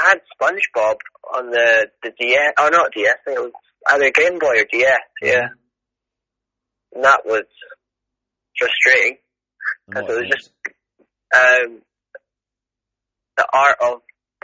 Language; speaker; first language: English; native; English